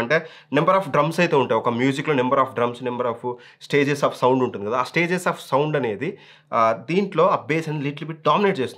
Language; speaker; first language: Telugu; native; Telugu